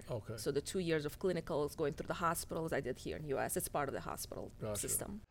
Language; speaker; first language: English; non-native, fluent; Russian